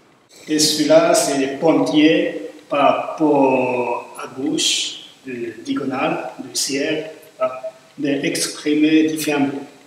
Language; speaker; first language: French; non-native, fluent; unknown